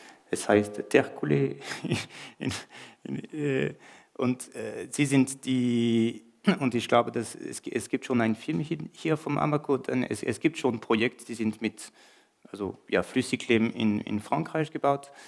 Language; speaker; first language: German; non-native, learner; French